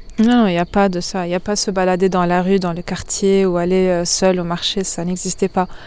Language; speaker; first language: French; non-native, local second language; Arabic